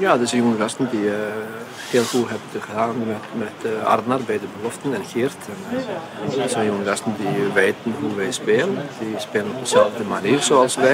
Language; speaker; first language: Dutch; non-native, fluent; Icelandic